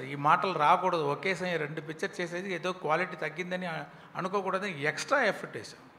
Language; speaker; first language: Telugu; non-native, local second language; Tamil